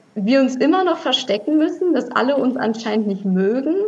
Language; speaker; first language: German; early bilingual, other home language; Russian